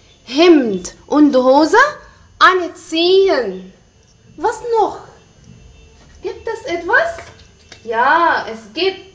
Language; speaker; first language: German; non-native, fluent; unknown